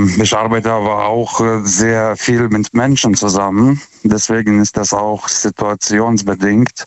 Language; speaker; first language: German; non-native, fluent; Lithuanian